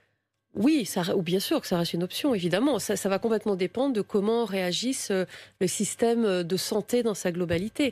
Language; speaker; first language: French; native; French